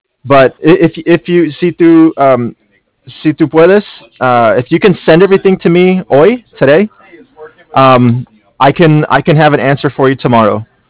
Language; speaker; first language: English; native; English